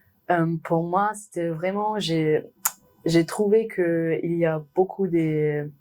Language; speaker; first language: French; non-native, learner; German